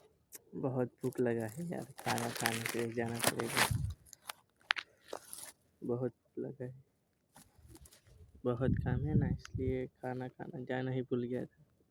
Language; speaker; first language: Hindi; non-native, local second language; Gujarati